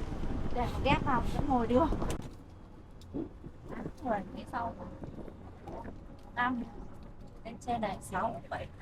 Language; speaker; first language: Vietnamese; native; Vietnamese